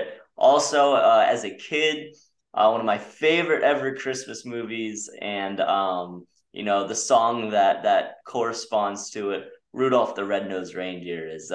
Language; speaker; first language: English; native; English